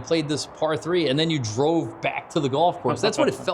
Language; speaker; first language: English; native; English